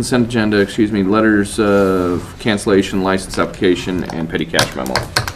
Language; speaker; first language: English; native; English